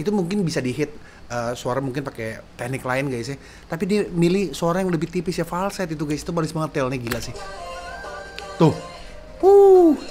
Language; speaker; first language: Indonesian; native; Indonesian